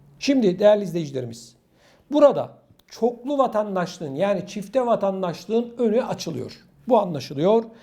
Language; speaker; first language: Turkish; native; Turkish